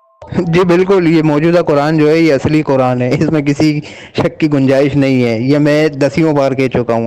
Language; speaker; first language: Urdu; native; Urdu